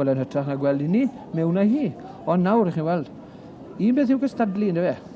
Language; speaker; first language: Welsh; native; Welsh